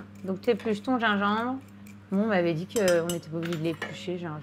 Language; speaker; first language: French; native; French